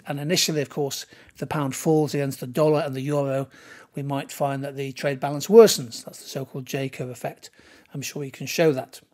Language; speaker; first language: English; native; English